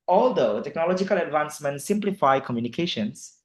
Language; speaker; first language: English; non-native, fluent; Indonesian